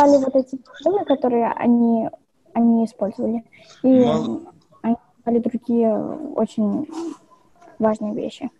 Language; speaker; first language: Ukrainian; non-native, local second language; Russian